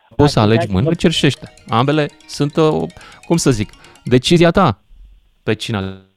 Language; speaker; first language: Romanian; native; Romanian